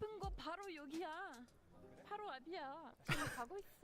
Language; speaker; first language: Korean; non-native, fluent; French